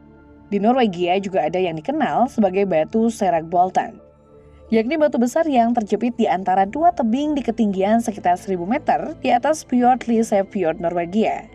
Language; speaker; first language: Indonesian; native; Indonesian